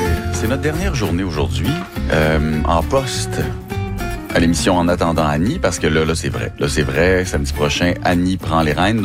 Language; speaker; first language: French; native; French